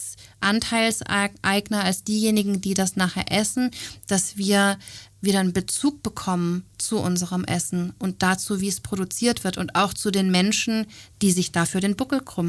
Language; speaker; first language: German; native; German